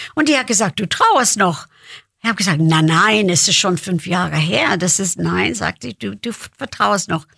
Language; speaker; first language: German; non-native, fluent; English